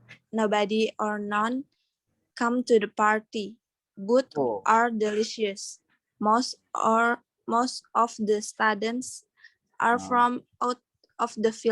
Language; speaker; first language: English; non-native, learner; Indonesian